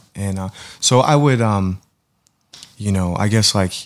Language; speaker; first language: English; native; English